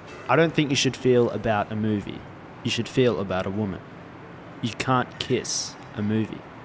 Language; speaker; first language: English; native; English